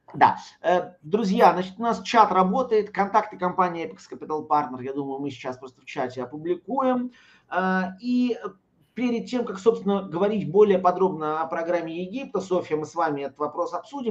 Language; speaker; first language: Russian; native; Russian